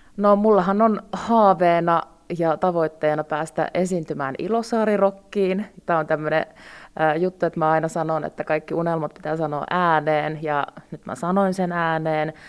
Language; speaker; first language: Finnish; early bilingual, other home language; Russian